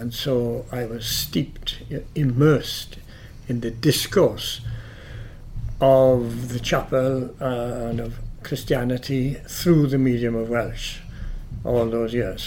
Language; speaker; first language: English; native; English